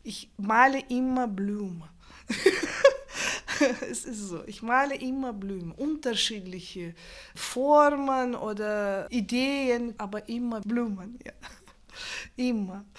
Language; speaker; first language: German; non-native, fluent; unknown